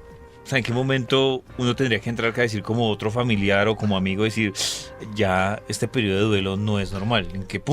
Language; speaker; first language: Spanish; native; Spanish